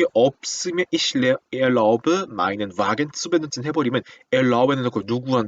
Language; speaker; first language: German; non-native, fluent; Korean